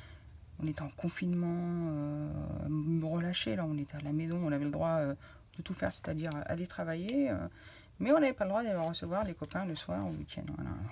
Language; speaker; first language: French; native; French